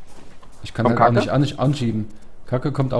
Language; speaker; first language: German; native; German